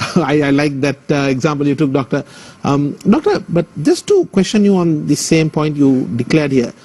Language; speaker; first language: English; non-native, local second language; Sinhala